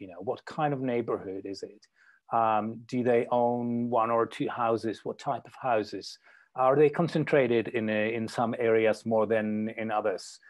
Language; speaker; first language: English; non-native, fluent; Czech